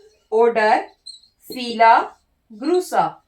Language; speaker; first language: German; non-native, learner; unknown